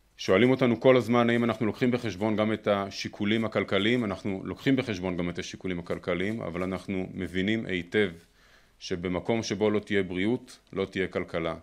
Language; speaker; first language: Hebrew; native; Hebrew